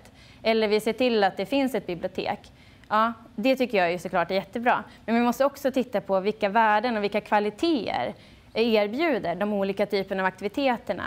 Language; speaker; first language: Swedish; native; Swedish